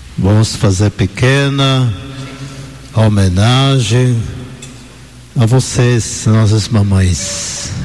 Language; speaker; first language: Portuguese; non-native, fluent; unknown